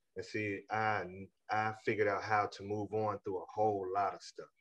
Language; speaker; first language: English; native; English